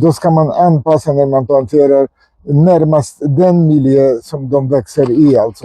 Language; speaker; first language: Swedish; non-native, fluent; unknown